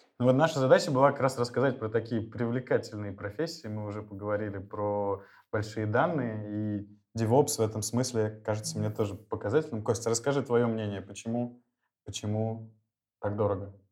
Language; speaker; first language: Russian; native; Russian